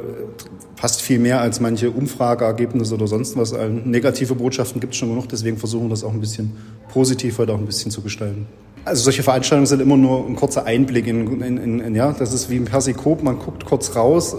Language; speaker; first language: German; native; German